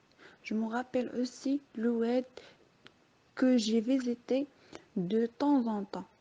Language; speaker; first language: French; non-native, learner; Arabic